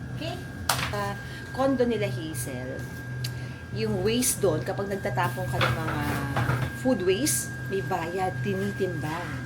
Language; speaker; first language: Filipino; native; Filipino